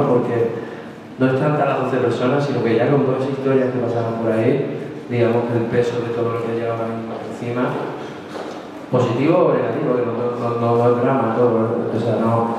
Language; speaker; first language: Spanish; native; Spanish